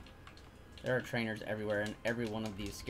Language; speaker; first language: English; native; English